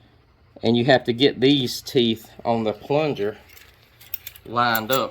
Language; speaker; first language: English; native; English